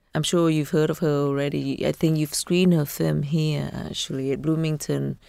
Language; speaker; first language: English; non-native, fluent; Vietnamese